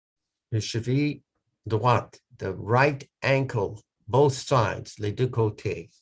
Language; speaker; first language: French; non-native, local second language; English